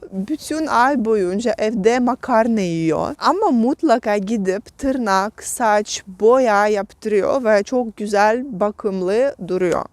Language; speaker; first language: Turkish; non-native, fluent; Russian